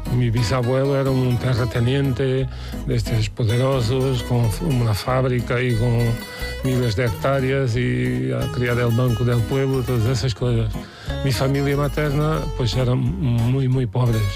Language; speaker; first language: Spanish; non-native, fluent; Portuguese